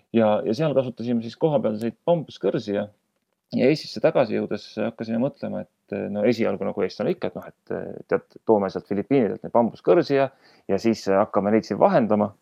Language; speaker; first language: Estonian; native; Estonian